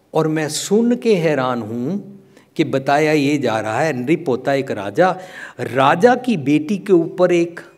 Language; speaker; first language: Hindi; non-native, local second language; Punjabi